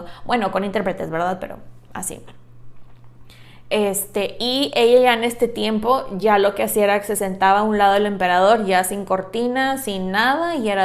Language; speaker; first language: Spanish; native; Spanish